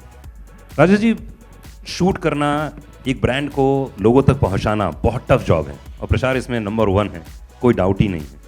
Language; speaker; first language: Hindi; native; Hindi